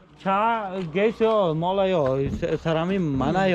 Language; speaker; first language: Korean; non-native, learner; Tajik